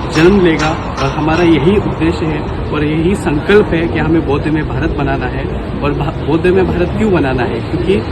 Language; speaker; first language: Hindi; non-native, local second language; Marathi